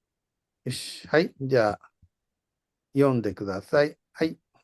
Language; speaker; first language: Japanese; non-native, fluent; Indonesian